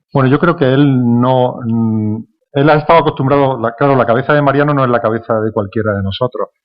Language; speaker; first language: Spanish; native; Spanish